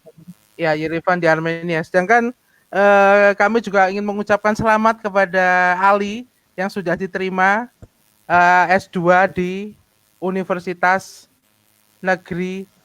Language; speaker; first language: Indonesian; native; Indonesian